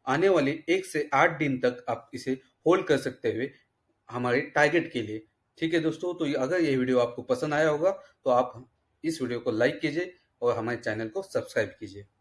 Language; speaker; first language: Hindi; native; Hindi